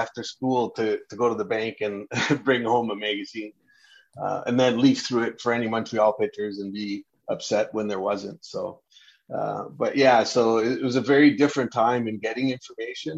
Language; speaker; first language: English; native; English